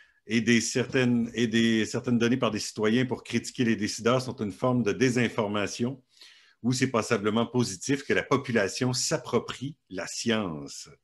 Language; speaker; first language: French; native; French